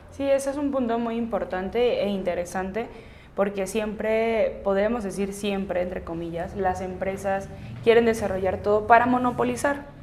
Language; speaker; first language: Spanish; native; Spanish